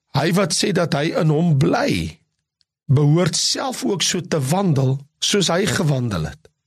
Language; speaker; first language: Afrikaans; native; Afrikaans